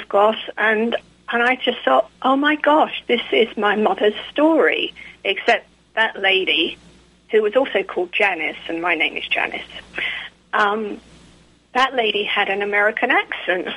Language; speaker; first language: English; native; English